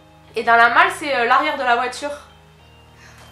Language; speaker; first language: French; native; French